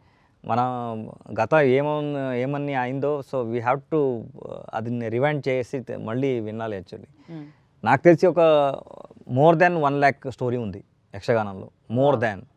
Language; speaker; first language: Telugu; non-native, learner; Kannada